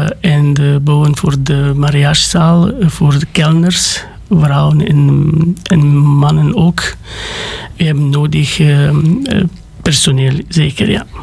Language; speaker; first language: Dutch; non-native, learner; Romanian